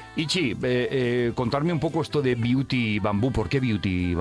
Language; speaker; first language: Spanish; native; Spanish